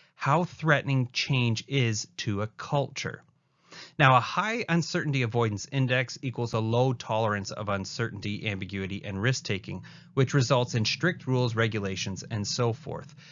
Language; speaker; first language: English; native; English